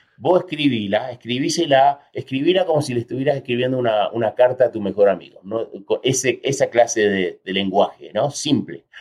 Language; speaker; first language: Spanish; early bilingual, heritage; Spanish